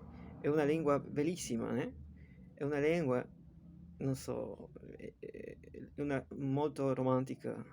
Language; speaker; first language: Italian; non-native, learner; Spanish